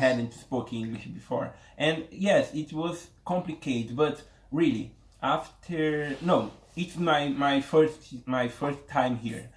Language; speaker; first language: English; non-native, learner; Portuguese